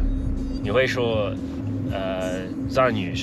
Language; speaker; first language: Chinese; non-native, fluent; English